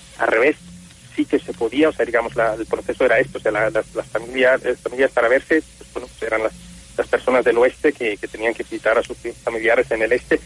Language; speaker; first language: Spanish; non-native, fluent; German